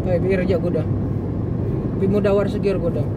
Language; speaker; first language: Arabic; non-native, learner; Indonesian